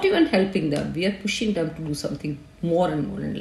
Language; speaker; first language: English; non-native, local second language; Punjabi